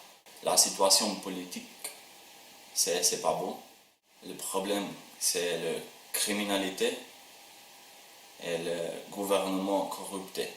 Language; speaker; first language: French; non-native, learner; Albanian